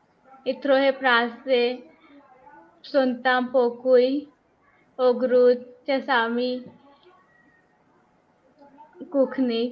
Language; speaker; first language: Polish; non-native, learner; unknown